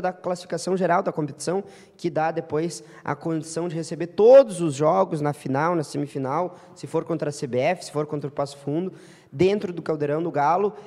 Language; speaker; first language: Portuguese; native; Portuguese